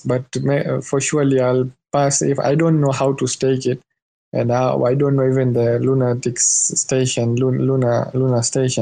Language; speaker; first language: English; non-native, local second language; Swahili